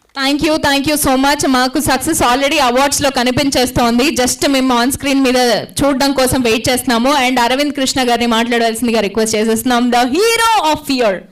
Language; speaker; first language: Telugu; native; Telugu